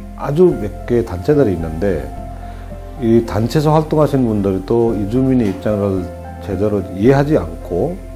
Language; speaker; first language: Korean; non-native, fluent; Nepali